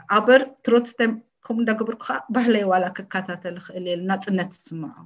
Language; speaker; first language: Tigrinya; early bilingual, heritage; Tigrinya